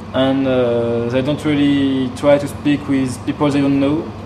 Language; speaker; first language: English; non-native, fluent; French